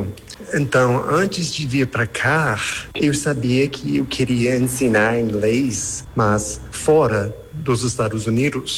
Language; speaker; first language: Portuguese; non-native, fluent; English